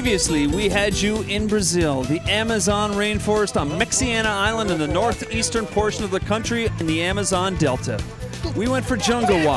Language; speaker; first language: English; native; English